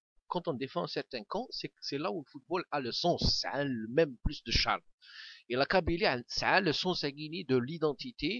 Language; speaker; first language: French; non-native, local second language; Kabyle